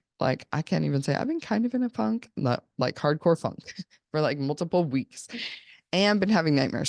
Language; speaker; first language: English; native; English